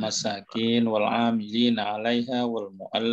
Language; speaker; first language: Arabic; non-native, learner; Indonesian